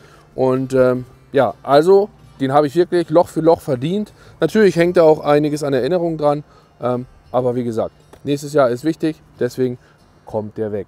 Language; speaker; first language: German; native; German